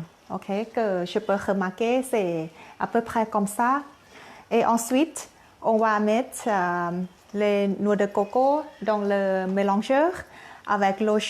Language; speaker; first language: French; non-native, learner; Thai